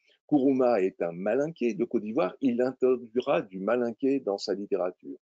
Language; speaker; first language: French; native; French